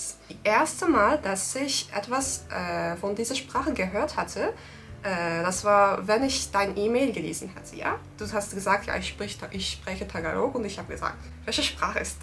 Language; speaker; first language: German; non-native, learner; Turkish